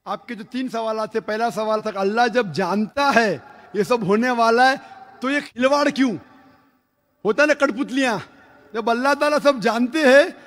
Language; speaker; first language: Hindi; non-native, local second language; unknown